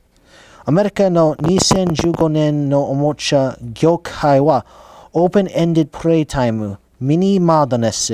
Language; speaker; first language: Japanese; non-native, learner; English